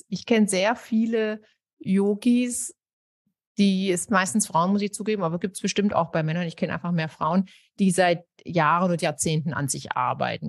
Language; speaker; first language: German; native; German